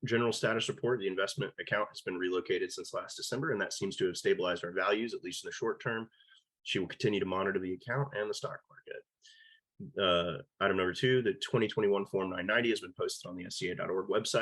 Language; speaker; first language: English; native; English